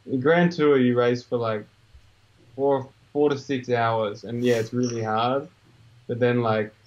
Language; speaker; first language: English; native; English